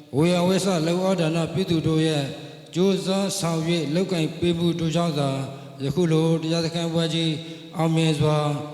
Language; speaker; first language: Burmese; native; Burmese